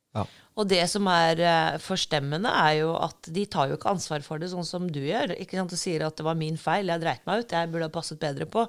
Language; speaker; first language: Norwegian; native; Norwegian